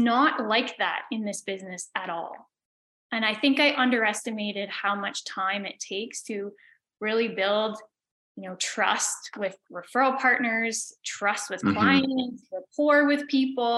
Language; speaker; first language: English; native; English